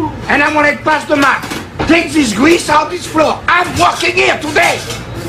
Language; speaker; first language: English; non-native, fluent; French